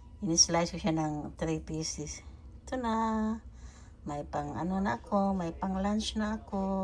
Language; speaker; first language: Filipino; non-native, local second language; Cebuano